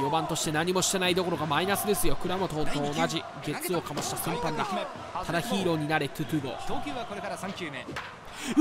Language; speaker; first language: Japanese; native; Japanese